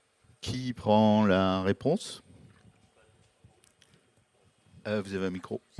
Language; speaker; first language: French; native; French